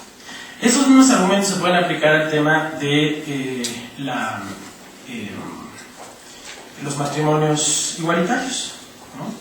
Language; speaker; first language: Spanish; native; Spanish